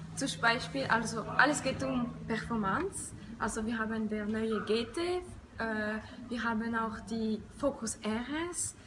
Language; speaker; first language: German; non-native, local second language; French